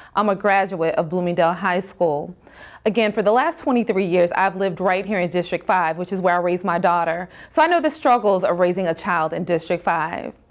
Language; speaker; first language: English; native; English